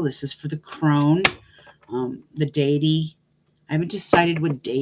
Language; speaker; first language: English; native; English